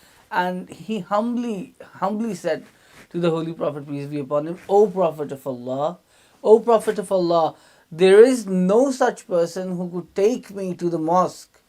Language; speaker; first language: English; non-native, local second language; Urdu